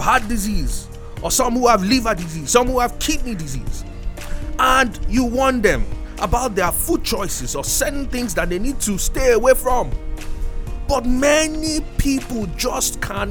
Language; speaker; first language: English; non-native, local second language; Yoruba